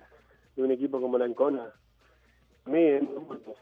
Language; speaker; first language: Italian; non-native, fluent; Spanish